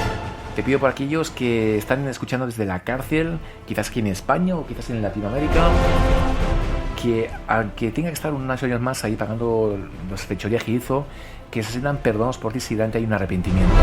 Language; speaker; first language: Spanish; native; Spanish